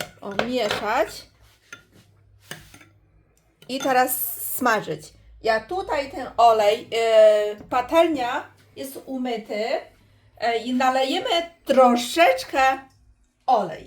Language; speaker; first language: Polish; non-native, learner; Chinese